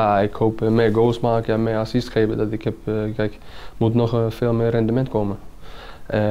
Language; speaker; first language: Dutch; non-native, fluent; Finnish